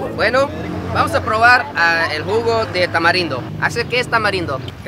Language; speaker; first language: Spanish; non-native, fluent; Japanese